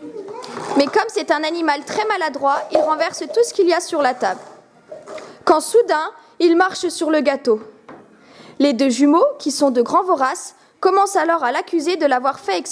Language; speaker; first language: French; native; French